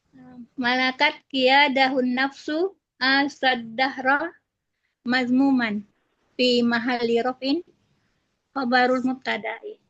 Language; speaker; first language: Arabic; non-native, learner; Indonesian